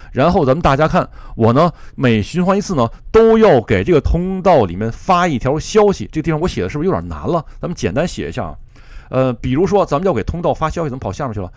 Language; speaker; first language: Chinese; native; Chinese